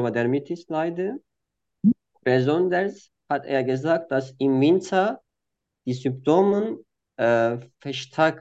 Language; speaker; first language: German; non-native, fluent; Turkish